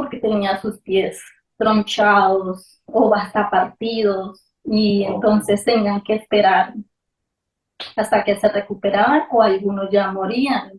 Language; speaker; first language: Spanish; native; Spanish